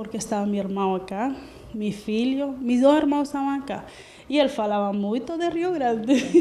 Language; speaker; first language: Portuguese; non-native, learner; Spanish